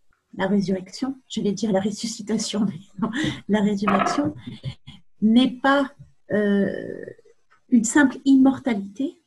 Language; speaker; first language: French; native; French